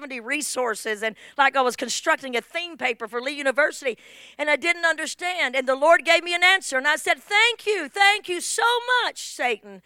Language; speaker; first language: English; native; English